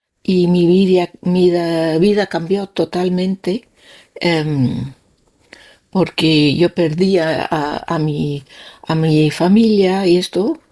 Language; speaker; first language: Spanish; non-native, learner; Danish